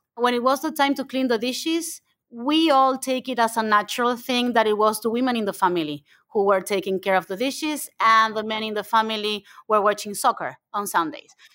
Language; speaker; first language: English; non-native, fluent; Spanish